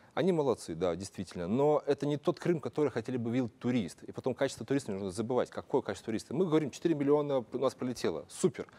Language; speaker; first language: Russian; native; Russian